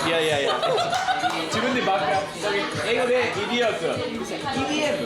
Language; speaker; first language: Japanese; non-native, learner; English